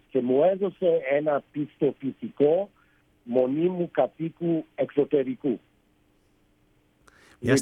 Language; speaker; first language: Greek; early bilingual, heritage; Greek